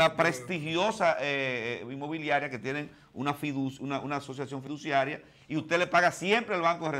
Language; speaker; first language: Spanish; native; Spanish